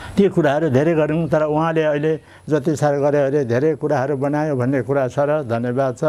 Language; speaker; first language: Nepali; non-native, local second language; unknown